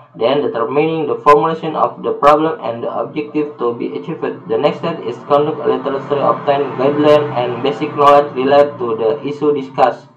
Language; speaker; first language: English; non-native, learner; Indonesian